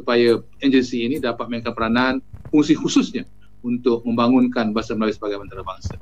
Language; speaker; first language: Malay; native; Malay